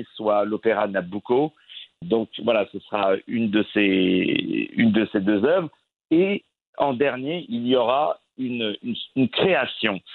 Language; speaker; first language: French; native; French